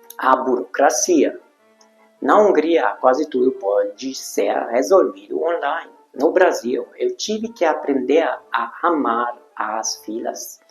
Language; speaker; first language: Portuguese; non-native, fluent; Hungarian